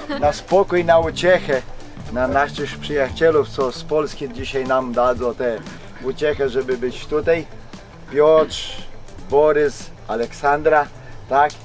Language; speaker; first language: Polish; early bilingual, heritage; Polish